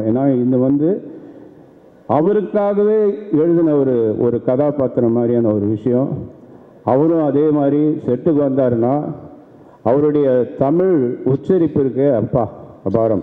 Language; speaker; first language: Tamil; native; Tamil